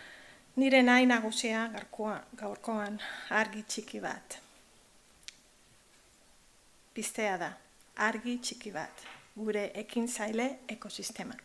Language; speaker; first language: Basque; non-native, learner; Spanish